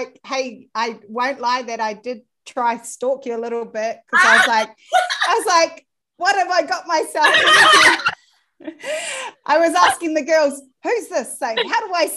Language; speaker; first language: English; native; English